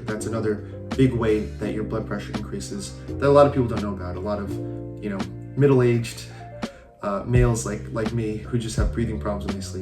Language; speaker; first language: English; early bilingual, other home language; Chinese